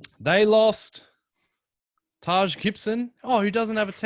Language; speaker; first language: English; native; English